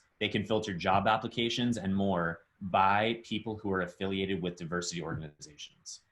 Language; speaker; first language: English; native; English